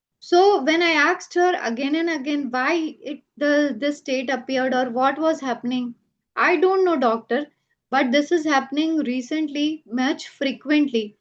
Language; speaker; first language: English; non-native, local second language; Gujarati